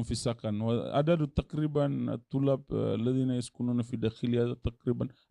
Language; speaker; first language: Arabic; non-native, learner; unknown